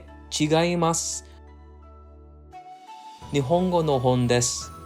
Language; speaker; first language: Japanese; non-native, learner; English